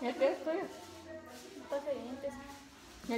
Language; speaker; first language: Spanish; early bilingual, other home language; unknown